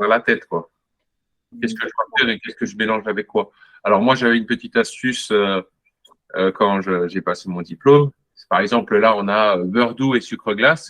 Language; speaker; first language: French; native; French